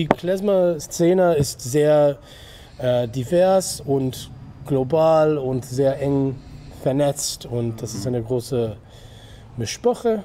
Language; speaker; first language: German; non-native, fluent; English